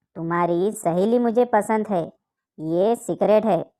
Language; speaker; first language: Hindi; non-native, local second language; Marathi